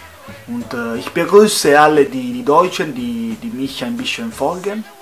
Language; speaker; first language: German; non-native, fluent; Italian